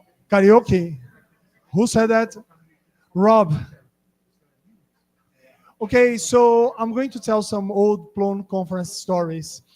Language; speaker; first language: English; non-native, fluent; Portuguese